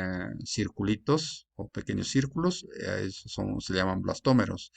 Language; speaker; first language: Spanish; native; Spanish